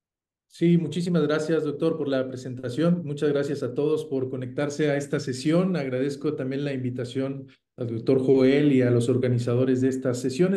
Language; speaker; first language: Spanish; native; Spanish